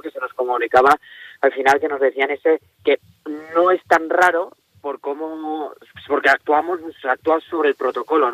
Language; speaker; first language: Spanish; native; Spanish